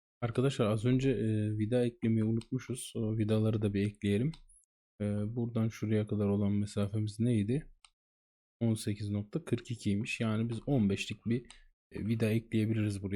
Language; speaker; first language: Turkish; native; Turkish